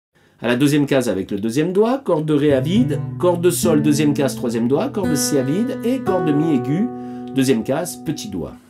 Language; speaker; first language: French; native; French